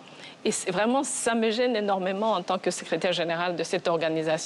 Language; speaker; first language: French; non-native, local second language; Kinyarwanda